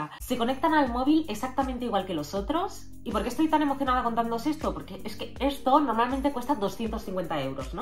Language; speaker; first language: Spanish; native; Spanish